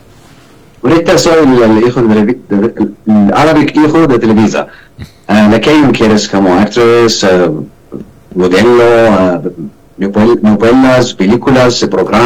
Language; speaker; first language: Spanish; non-native, learner; Arabic